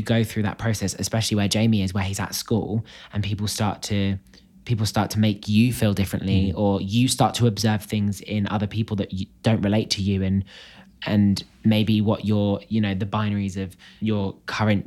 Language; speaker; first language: English; native; English